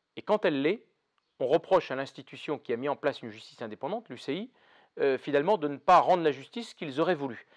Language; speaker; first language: French; native; French